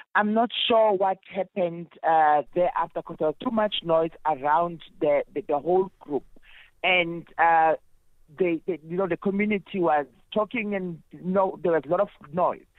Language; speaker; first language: English; non-native, local second language; Zulu